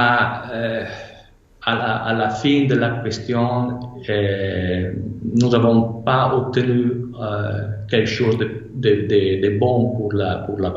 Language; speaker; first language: French; non-native, fluent; Italian